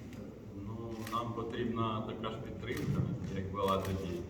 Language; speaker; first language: Ukrainian; non-native, local second language; Russian